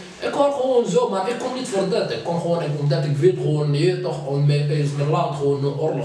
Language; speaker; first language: Dutch; non-native, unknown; Arabic